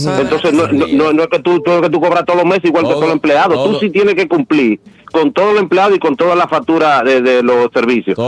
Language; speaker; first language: Spanish; native; Spanish